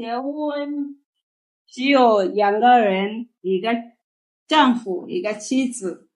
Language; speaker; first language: Chinese; non-native, learner; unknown